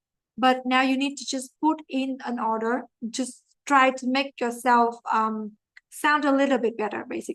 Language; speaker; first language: English; non-native, fluent; Vietnamese